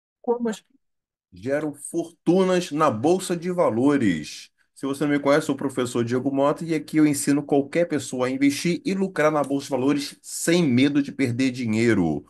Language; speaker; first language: Portuguese; native; Portuguese